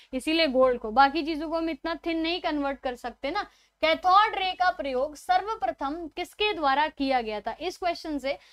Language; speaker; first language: Hindi; native; Hindi